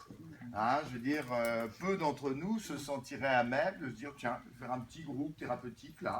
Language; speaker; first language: French; native; French